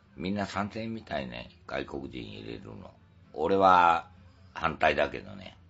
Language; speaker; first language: Japanese; native; Japanese